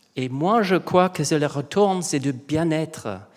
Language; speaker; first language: French; non-native, learner; English